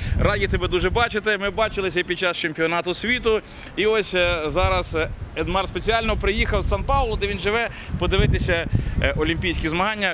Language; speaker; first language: Ukrainian; native; Ukrainian